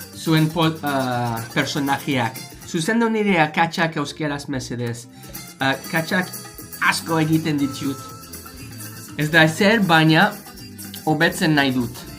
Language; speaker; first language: Basque; non-native, learner; English